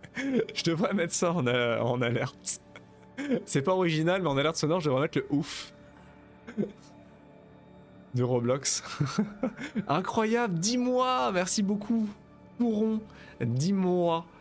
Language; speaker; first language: French; native; French